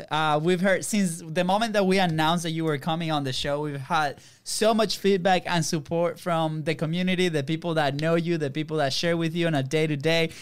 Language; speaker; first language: English; non-native, fluent; Spanish